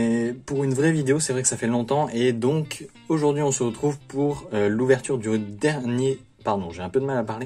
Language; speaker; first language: French; native; French